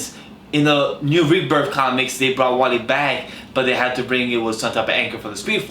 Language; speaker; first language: English; native; English